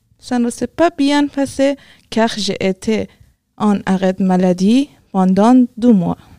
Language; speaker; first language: French; non-native, learner; Persian